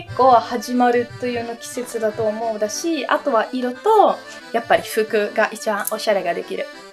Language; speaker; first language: Japanese; non-native, fluent; Italian